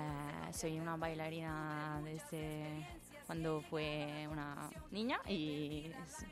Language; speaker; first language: Spanish; non-native, learner; Italian